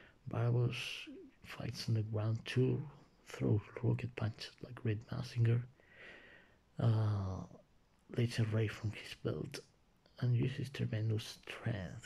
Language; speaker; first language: English; non-native, learner; Spanish